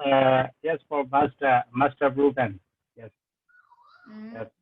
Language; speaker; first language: English; non-native, learner; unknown